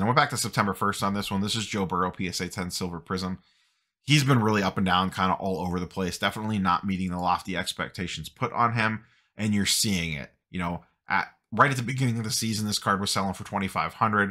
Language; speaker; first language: English; native; English